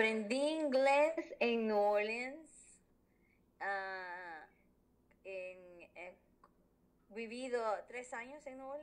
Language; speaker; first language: Spanish; early bilingual, heritage; Spanish